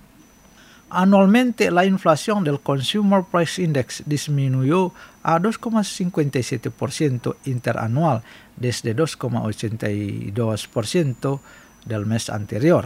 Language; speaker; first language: Spanish; non-native, fluent; Indonesian